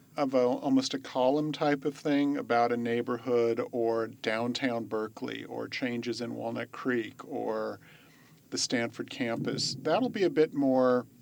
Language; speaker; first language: English; native; English